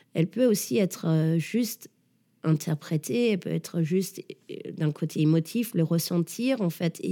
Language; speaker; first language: French; early bilingual, other home language; Danish